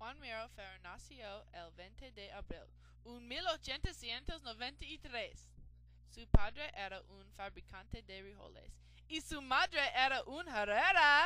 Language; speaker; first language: Spanish; non-native, learner; English